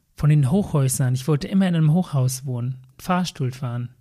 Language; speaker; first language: German; non-native, fluent; Tamil